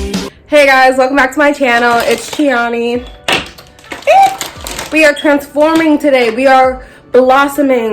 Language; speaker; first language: English; native; English